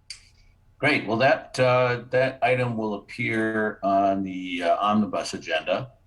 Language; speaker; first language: English; native; English